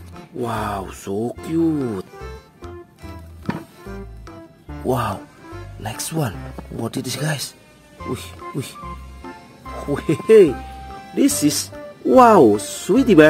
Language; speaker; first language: English; non-native, learner; Indonesian